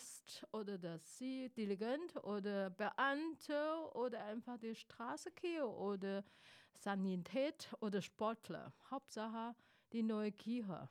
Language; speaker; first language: German; non-native, fluent; Chinese